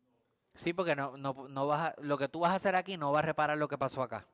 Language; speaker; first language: Spanish; native; Spanish